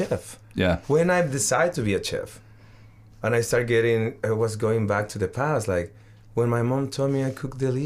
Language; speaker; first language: English; non-native, learner; Spanish